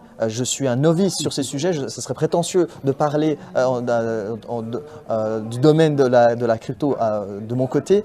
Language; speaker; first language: French; native; French